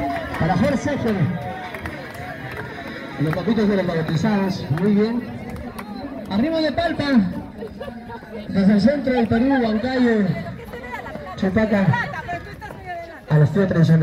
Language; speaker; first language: Spanish; native; Spanish